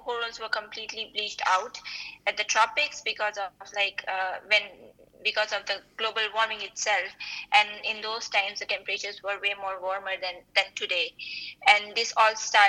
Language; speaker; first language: English; non-native, local second language; Hindi